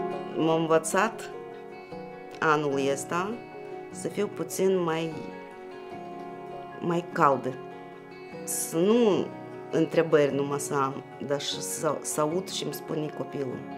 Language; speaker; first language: Romanian; non-native, learner; Russian